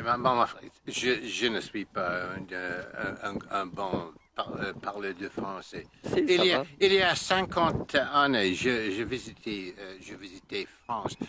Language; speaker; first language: French; non-native, learner; English